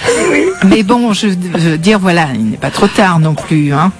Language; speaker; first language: French; native; French